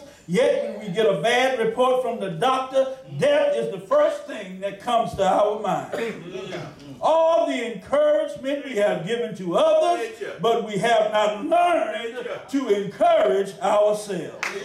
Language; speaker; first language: English; native; English